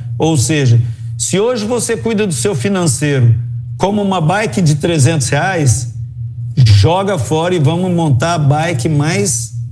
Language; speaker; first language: Portuguese; native; Portuguese